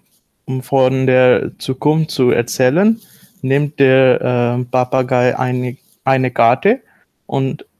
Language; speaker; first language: German; non-native, learner; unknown